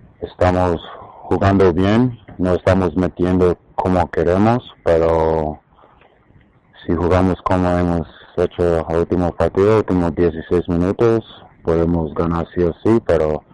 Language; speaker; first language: Spanish; non-native, learner; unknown